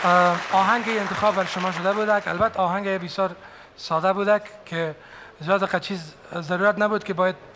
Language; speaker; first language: Persian; native; Persian